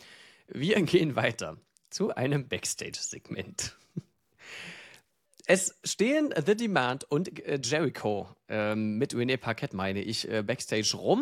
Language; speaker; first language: German; native; German